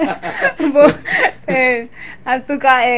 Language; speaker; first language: French; non-native, local second language; Spanish